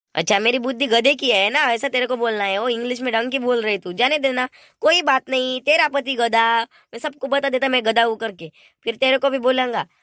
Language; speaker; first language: Hindi; non-native, local second language; Marathi